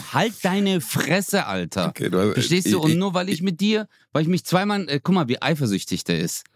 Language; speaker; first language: German; early bilingual, other home language; Turkish